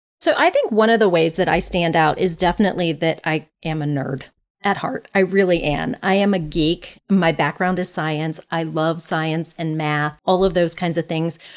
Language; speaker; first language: English; native; English